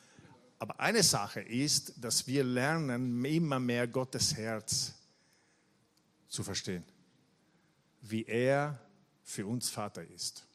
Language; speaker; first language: German; non-native, fluent; Italian